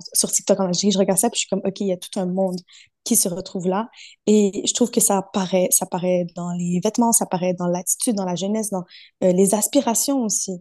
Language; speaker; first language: French; early bilingual, other home language; Arabic